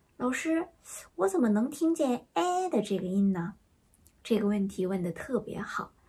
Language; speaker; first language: Chinese; native; Chinese